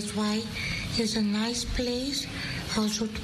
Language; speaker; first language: English; non-native, learner; Dutch